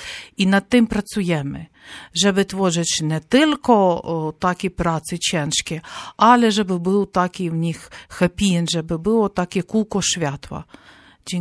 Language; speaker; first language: Polish; non-native, fluent; Ukrainian